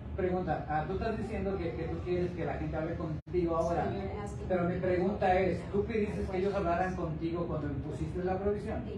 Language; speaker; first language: Spanish; native; Spanish